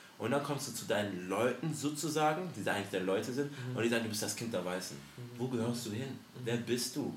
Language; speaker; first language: German; early bilingual, other home language; French